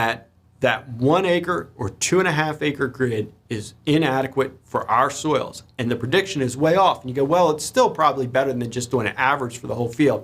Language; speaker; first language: English; native; English